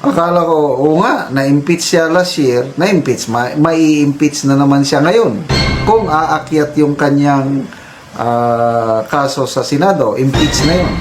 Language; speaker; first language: Filipino; native; Filipino